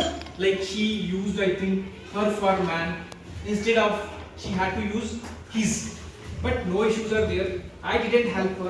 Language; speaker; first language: English; non-native, local second language; Hindi